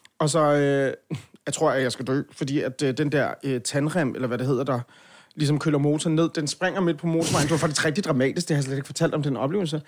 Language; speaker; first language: Danish; native; Danish